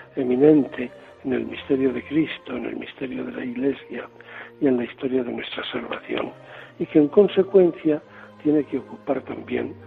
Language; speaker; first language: Spanish; native; Spanish